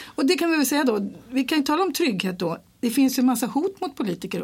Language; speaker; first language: Swedish; native; Swedish